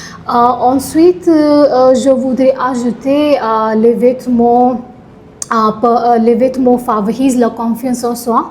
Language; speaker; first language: French; non-native, learner; Punjabi